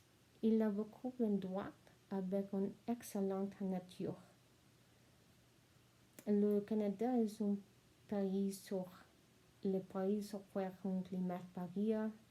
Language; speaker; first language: French; non-native, learner; Spanish